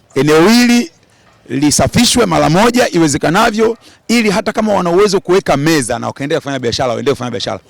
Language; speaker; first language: Swahili; native; Swahili